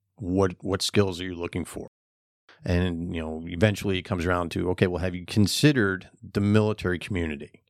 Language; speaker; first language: English; native; English